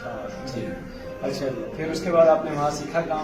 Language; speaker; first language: Urdu; native; Urdu